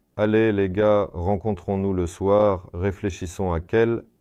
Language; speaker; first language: French; non-native, fluent; Russian